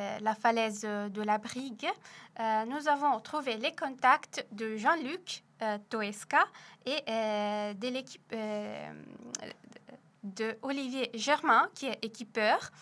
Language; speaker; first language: French; non-native, fluent; Italian